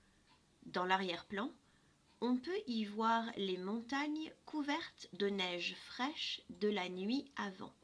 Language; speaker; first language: French; non-native, fluent; English